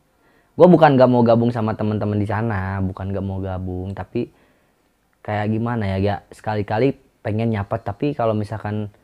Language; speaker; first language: Indonesian; non-native, local second language; Sundanese